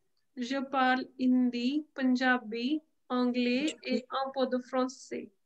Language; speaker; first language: French; non-native, fluent; Hindi